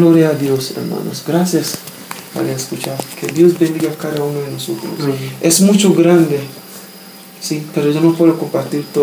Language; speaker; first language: Spanish; non-native, learner; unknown